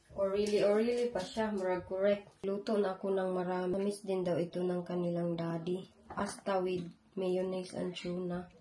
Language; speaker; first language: Filipino; non-native, local second language; Hiligaynon